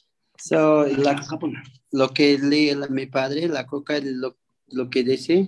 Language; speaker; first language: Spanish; non-native, local second language; Quechua